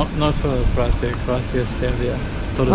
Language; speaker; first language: Portuguese; non-native, fluent; Croatian